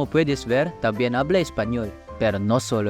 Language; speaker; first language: Spanish; non-native, fluent; Filipino